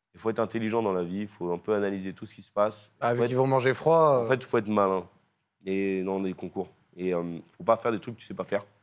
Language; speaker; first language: French; native; French